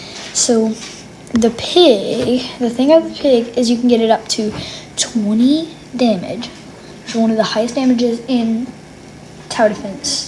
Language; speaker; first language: English; native; English